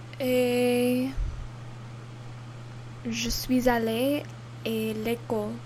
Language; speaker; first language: French; non-native, learner; English